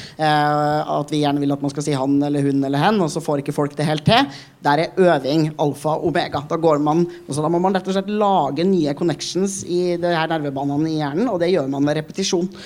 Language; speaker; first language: Norwegian; native; Norwegian